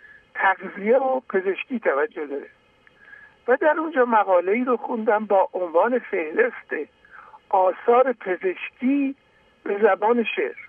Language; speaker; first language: Persian; native; Persian